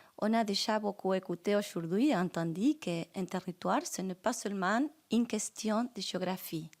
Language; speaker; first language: French; non-native, fluent; Spanish